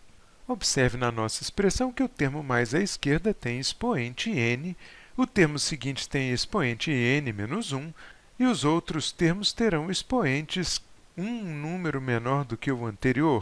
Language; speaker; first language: Portuguese; native; Portuguese